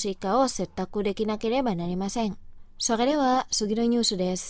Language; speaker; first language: Japanese; non-native, fluent; Indonesian